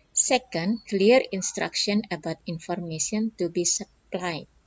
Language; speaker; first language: English; non-native, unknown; Indonesian